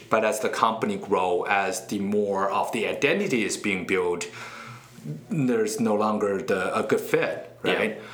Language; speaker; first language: English; non-native, fluent; Chinese